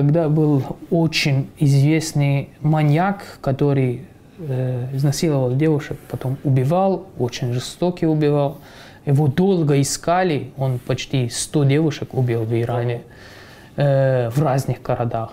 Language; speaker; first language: Russian; non-native, fluent; Persian